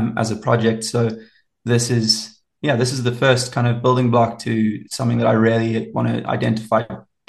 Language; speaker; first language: English; native; English